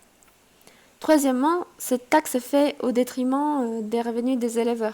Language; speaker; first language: French; non-native, fluent; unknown